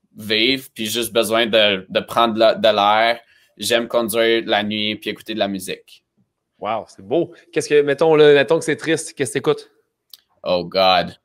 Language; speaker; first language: French; early bilingual, other home language; Romanian